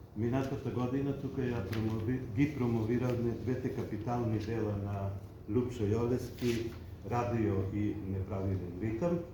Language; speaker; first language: Macedonian; native; Macedonian